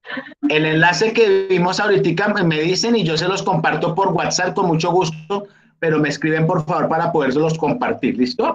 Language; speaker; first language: Spanish; native; Spanish